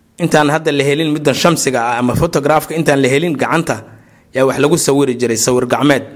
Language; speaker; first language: Somali; native; Somali